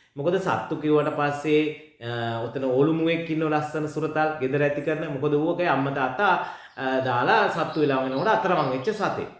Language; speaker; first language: Sinhala; native; Sinhala